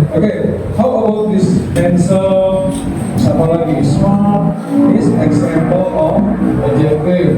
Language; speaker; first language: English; non-native, fluent; Indonesian